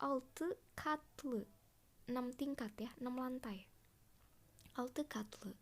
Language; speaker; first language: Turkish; non-native, fluent; Indonesian